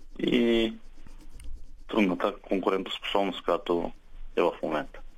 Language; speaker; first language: Bulgarian; native; Bulgarian